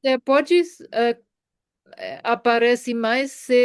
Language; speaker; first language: Portuguese; non-native, fluent; German